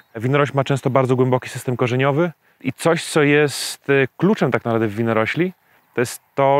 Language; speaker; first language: Polish; native; Polish